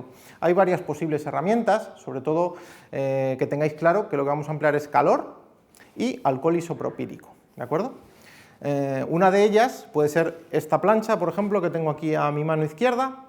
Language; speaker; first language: Spanish; native; Spanish